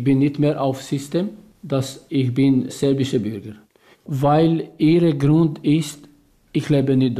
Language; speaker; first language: German; non-native, learner; Albanian